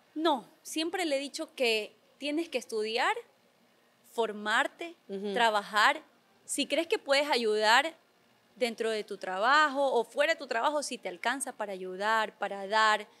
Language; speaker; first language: Spanish; native; Spanish